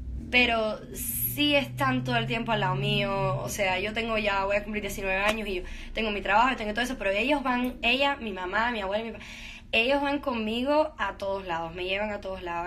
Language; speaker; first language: Spanish; native; Spanish